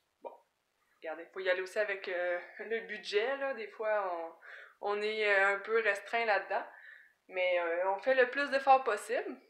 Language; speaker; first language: French; native; French